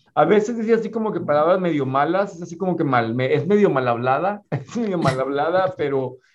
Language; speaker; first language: Spanish; native; Spanish